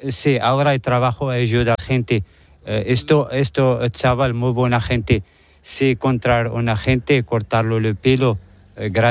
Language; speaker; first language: Spanish; non-native, learner; Arabic